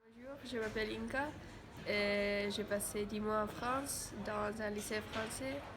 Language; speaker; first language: French; non-native, fluent; Finnish